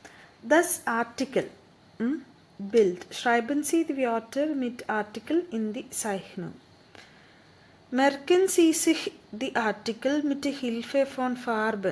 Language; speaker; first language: German; non-native, fluent; Malayalam